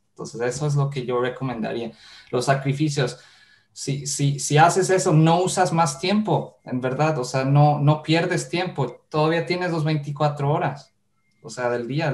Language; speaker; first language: Spanish; non-native, fluent; English